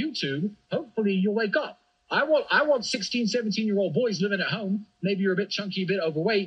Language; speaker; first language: English; native; English